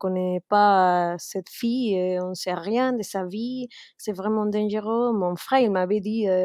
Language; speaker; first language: French; non-native, fluent; Spanish